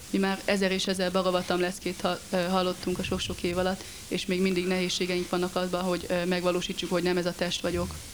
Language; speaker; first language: Hungarian; native; Hungarian